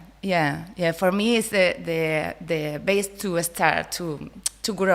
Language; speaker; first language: English; non-native, learner; Spanish